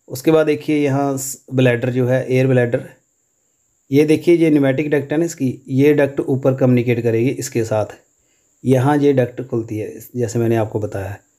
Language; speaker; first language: Urdu; non-native, local second language; Punjabi